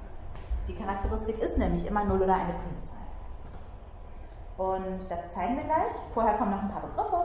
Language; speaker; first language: German; native; German